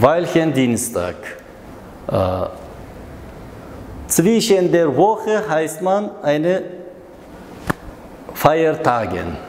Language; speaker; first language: German; non-native, learner; Uzbek